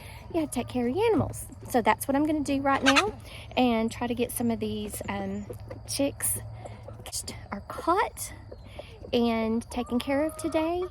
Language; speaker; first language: English; native; English